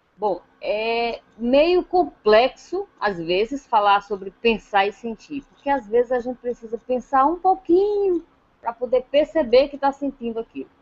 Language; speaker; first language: Portuguese; native; Portuguese